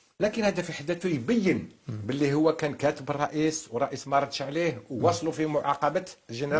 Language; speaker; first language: Arabic; native; Arabic